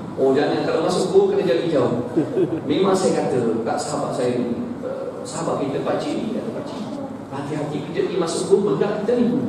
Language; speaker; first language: Malay; non-native, fluent; Arabic